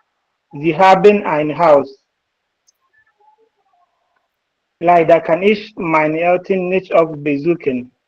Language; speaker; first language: German; non-native, learner; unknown